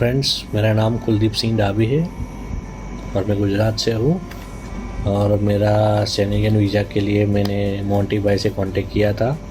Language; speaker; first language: Hindi; non-native, local second language; Gujarati